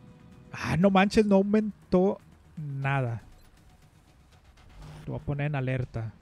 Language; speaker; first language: Spanish; native; Spanish